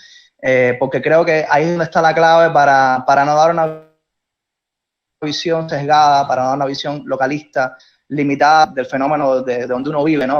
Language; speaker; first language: Spanish; native; Spanish